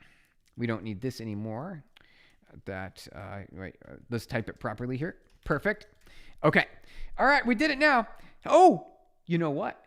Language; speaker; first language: English; native; English